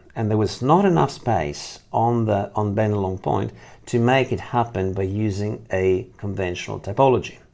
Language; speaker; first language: English; non-native, fluent; Italian